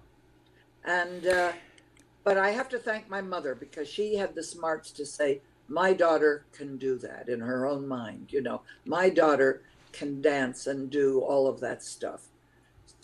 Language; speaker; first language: English; early bilingual, other home language; Lithuanian